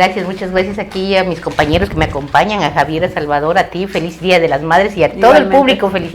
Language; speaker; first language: Spanish; native; Spanish